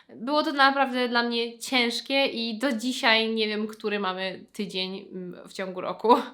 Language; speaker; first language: Polish; native; Polish